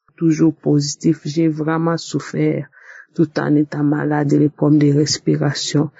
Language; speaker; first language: French; non-native, local second language; Lingala